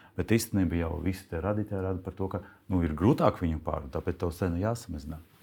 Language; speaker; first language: Latvian; non-native, local second language; Russian